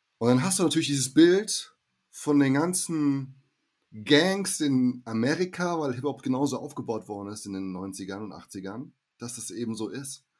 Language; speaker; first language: German; early bilingual, heritage; German